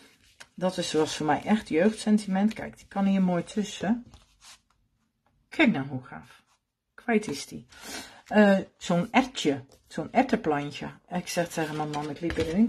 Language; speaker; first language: Dutch; native; Dutch